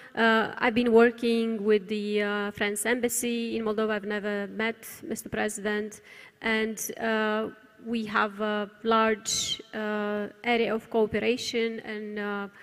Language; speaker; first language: English; non-native, fluent; Romanian